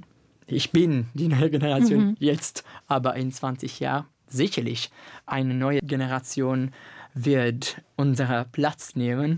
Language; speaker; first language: German; non-native, fluent; Italian